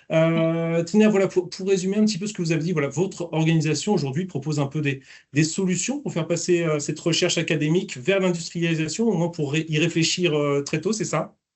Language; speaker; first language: French; native; French